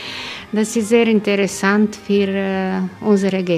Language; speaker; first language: German; non-native, learner; Croatian